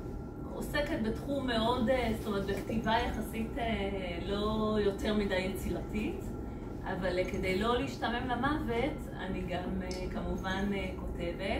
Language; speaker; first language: Hebrew; native; Hebrew